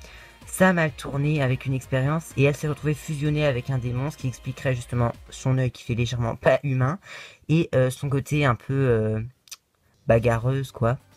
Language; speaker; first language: French; native; French